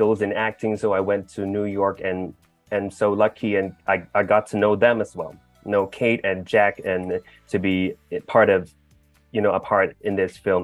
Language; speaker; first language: English; non-native, local second language; Cantonese